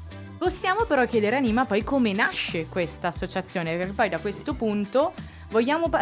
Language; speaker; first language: Italian; native; Italian